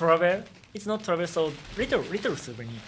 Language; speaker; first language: English; non-native, learner; Japanese